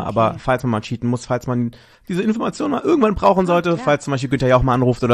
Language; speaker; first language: German; native; German